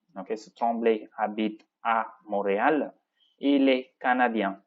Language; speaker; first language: French; non-native, fluent; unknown